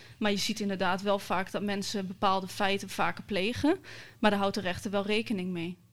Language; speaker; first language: Dutch; native; Dutch